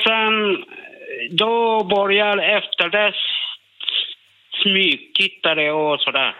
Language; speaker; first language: Swedish; non-native, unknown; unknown